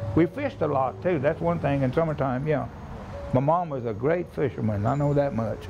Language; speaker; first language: English; native; English